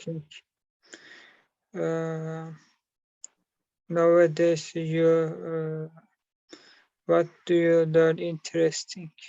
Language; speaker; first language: English; non-native, learner; Turkish